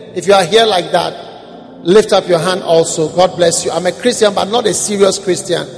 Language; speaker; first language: English; non-native, local second language; Akan